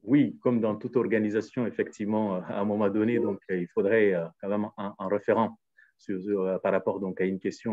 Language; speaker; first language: French; native; French